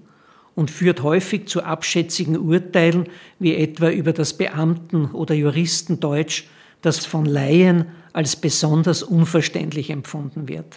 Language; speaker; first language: German; native; German